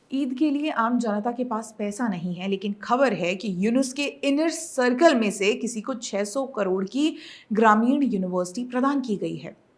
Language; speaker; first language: Hindi; native; Hindi